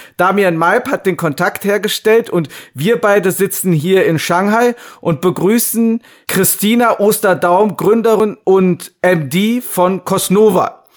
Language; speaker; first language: German; native; German